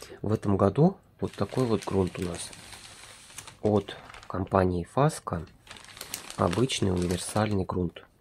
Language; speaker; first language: Russian; native; Russian